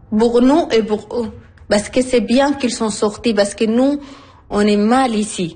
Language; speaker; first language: French; non-native, learner; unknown